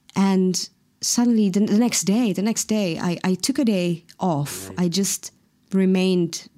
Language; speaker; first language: English; non-native, fluent; Morisyen